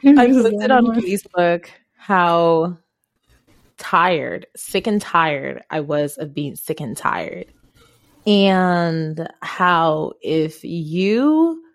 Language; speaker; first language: English; non-native, local second language; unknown